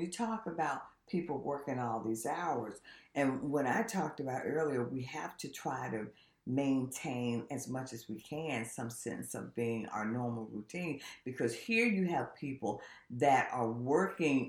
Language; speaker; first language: English; native; English